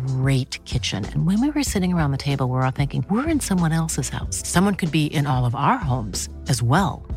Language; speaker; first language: Danish; early bilingual, other home language; Romanian